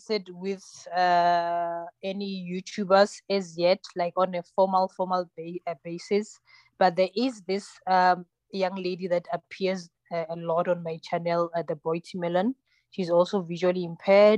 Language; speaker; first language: English; non-native, local second language; Tsonga